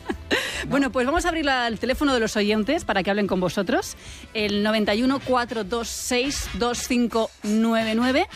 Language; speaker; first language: Spanish; native; Spanish